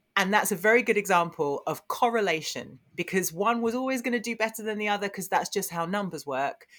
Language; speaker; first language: English; native; English